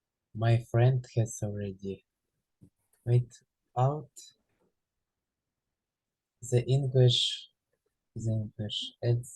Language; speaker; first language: English; non-native, learner; Ukrainian